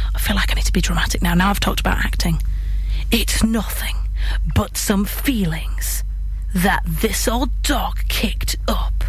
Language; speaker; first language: English; native; English